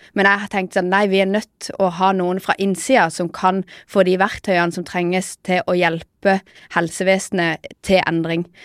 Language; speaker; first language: Norwegian; native; Norwegian